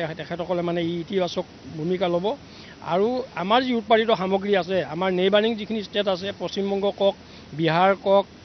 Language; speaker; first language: Assamese; native; Assamese